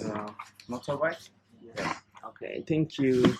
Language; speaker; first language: English; non-native, learner; Turkish